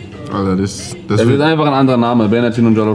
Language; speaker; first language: German; native; German